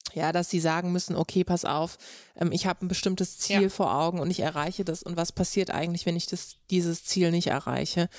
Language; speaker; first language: German; native; German